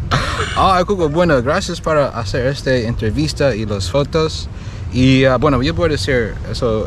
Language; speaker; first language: Spanish; non-native, learner; English